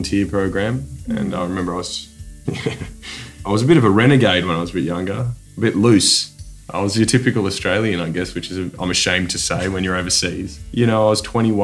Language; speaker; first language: English; native; English